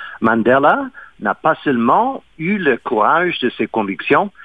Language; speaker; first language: French; non-native, fluent; English